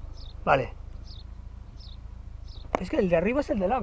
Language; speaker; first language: Spanish; native; Spanish